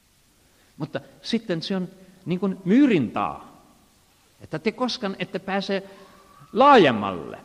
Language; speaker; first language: Finnish; non-native, fluent; Estonian